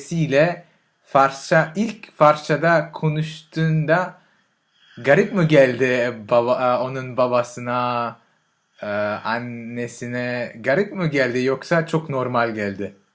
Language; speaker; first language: Turkish; non-native, learner; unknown